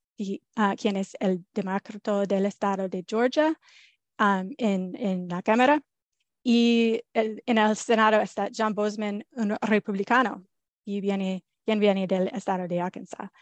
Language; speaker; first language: Spanish; non-native, fluent; English